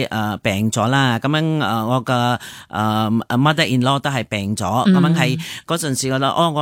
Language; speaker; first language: Cantonese; non-native, fluent; Nepali